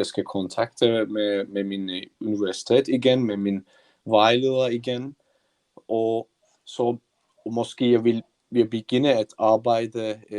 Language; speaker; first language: Danish; non-native, learner; Turkish